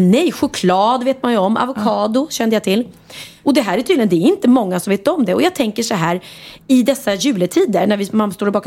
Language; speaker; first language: Swedish; native; Swedish